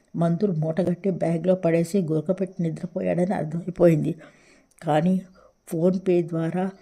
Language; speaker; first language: Telugu; native; Telugu